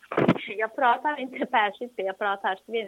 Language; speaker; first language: Swedish; non-native, learner; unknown